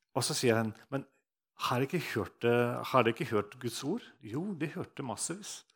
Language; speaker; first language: Norwegian; non-native, fluent; Russian